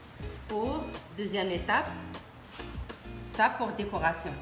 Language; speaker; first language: French; non-native, learner; Arabic